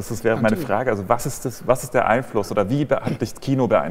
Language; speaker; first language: German; native; German